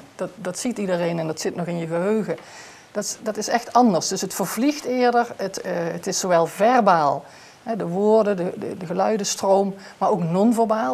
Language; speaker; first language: Dutch; native; Dutch